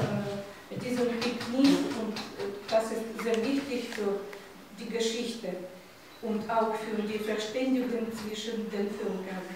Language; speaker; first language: German; non-native, fluent; Russian